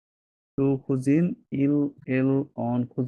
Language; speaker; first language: French; non-native, learner; Bangla